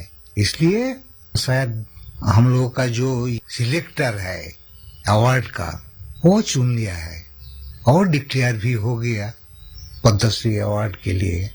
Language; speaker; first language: Hindi; non-native, local second language; Santali